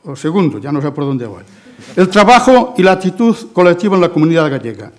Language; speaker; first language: Spanish; non-native, local second language; Galician